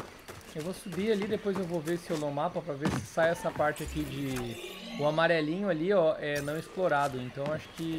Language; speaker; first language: Portuguese; native; Portuguese